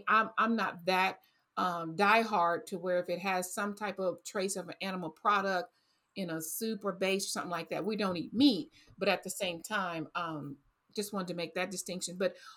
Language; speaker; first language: English; native; English